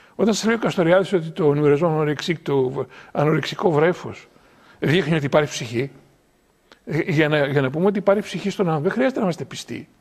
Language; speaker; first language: Greek; native; Greek